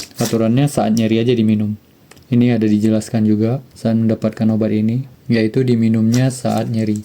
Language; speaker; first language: Indonesian; native; Indonesian